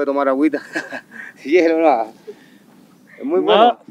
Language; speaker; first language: Spanish; native; Spanish